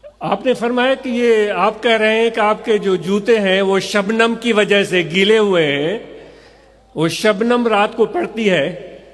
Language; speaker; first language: Urdu; non-native, local second language; Sindhi